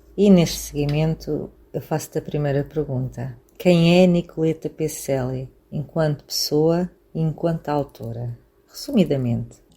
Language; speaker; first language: Portuguese; native; Portuguese